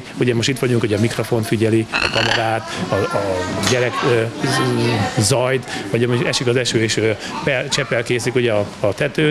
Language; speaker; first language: Hungarian; native; Hungarian